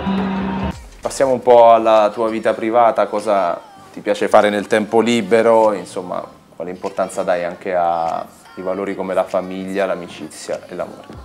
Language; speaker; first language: Italian; native; Italian